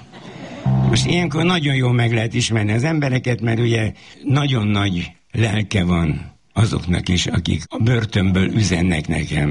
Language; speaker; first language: Hungarian; native; Hungarian